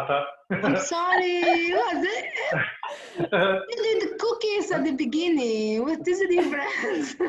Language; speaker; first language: English; non-native, fluent; Italian